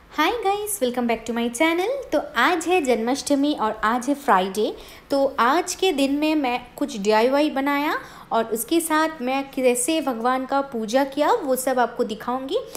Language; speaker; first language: Hindi; non-native, local second language; Bangla